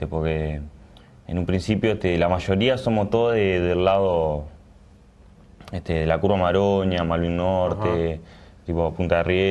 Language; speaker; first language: Spanish; native; Spanish